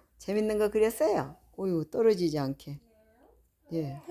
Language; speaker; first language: Korean; native; Korean